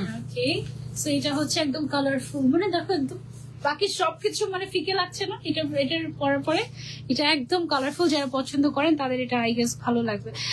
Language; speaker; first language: Bangla; native; Bangla